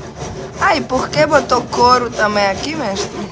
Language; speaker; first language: Portuguese; non-native, fluent; Slovenian